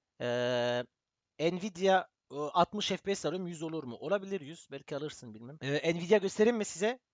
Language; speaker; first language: Turkish; early bilingual, heritage; Turkish